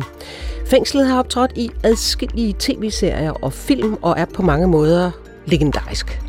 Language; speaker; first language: Danish; native; Danish